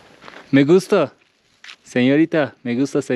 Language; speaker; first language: Spanish; non-native, learner; Turkish